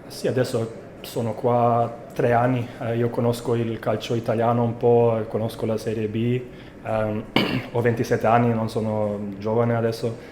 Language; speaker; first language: Italian; non-native, fluent; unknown